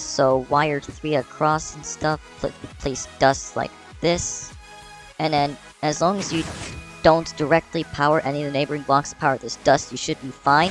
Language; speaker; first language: English; native; English